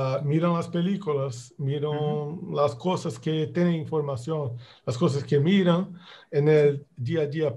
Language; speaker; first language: Spanish; non-native, fluent; Portuguese